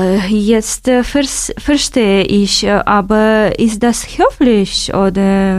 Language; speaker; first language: German; non-native, learner; Russian